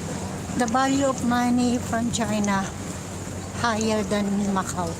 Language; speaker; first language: English; non-native, local second language; Filipino